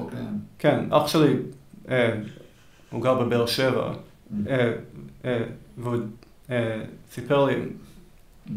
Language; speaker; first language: Hebrew; early bilingual, heritage; Hebrew